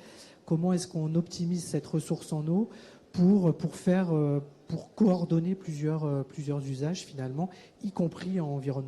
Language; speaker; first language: French; native; French